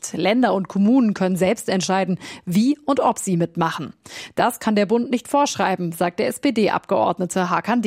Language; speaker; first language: German; native; German